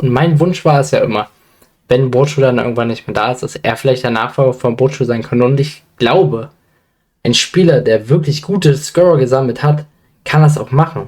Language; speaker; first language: German; native; German